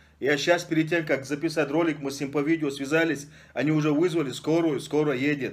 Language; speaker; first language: Russian; non-native, fluent; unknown